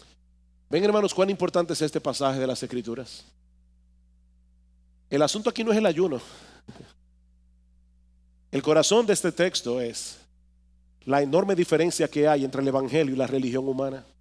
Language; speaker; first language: Spanish; native; Spanish